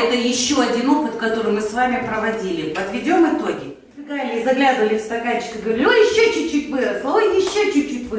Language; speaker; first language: Russian; native; Russian